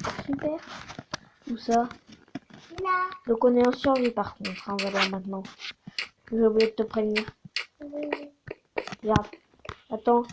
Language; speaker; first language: French; native; French